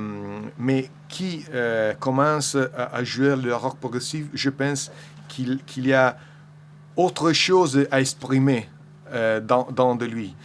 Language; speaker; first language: French; non-native, learner; Italian